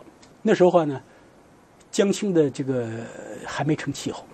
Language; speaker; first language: Chinese; native; Chinese